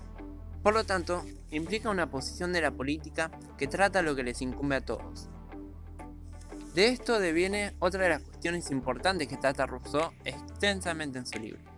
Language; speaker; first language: Spanish; native; Spanish